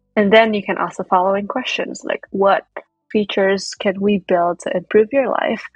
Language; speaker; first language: English; non-native, fluent; Indonesian